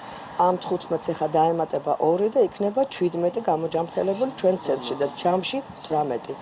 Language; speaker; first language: Georgian; native; Georgian